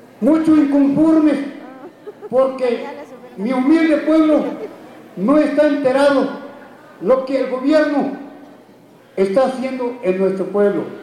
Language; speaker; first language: Spanish; non-native, local second language; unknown